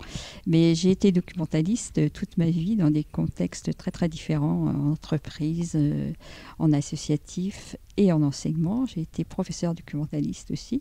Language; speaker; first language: French; native; French